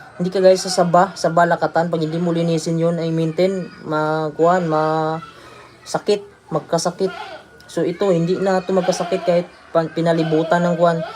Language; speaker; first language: Filipino; non-native, local second language; Cebuano